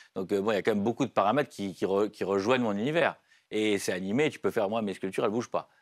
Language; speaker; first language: French; native; French